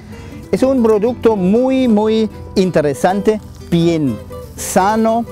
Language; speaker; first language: Spanish; non-native, fluent; German